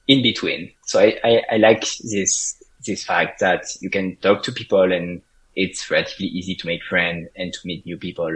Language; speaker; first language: English; non-native, fluent; French